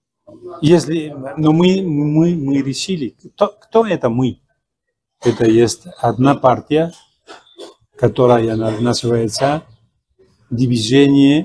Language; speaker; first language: Russian; non-native, fluent; Spanish